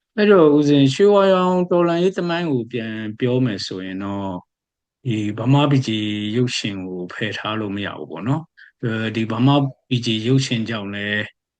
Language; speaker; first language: Burmese; native; Burmese